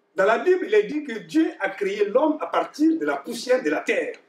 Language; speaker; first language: French; non-native, local second language; Bambara